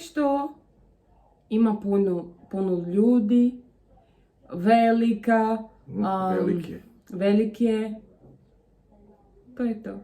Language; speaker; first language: Bosnian; non-native, learner; Portuguese